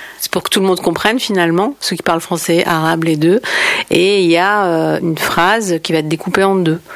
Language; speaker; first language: French; native; French